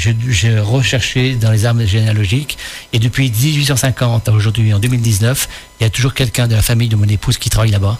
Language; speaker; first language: French; native; French